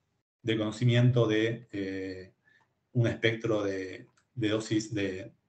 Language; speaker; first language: Spanish; native; Spanish